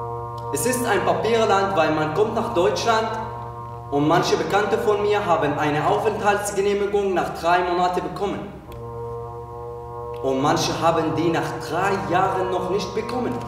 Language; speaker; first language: German; non-native, fluent; Arabic